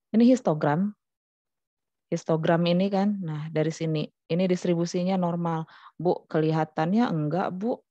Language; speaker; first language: Indonesian; non-native, local second language; Minangkabau